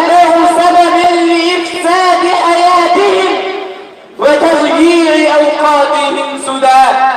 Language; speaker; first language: Arabic; non-native, learner; Urdu